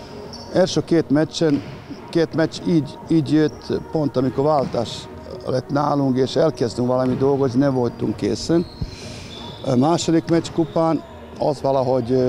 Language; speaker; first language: Hungarian; non-native, fluent; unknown